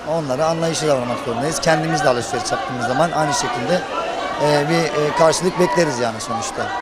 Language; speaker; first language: Turkish; native; Turkish